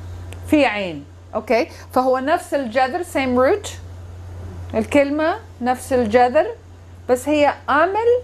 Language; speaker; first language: Arabic; non-native, fluent; English